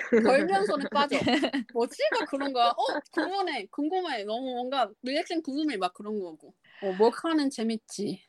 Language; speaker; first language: Korean; non-native, fluent; Chinese